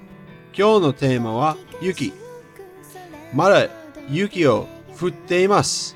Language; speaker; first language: Japanese; non-native, learner; English